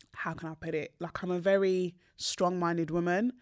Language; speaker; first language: English; native; English